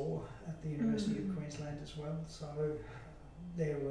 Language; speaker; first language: English; native; English